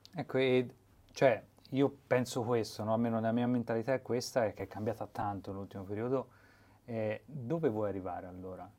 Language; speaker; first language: Italian; native; Italian